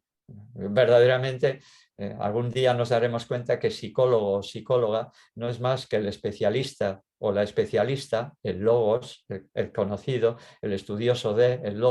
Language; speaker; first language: Spanish; native; Spanish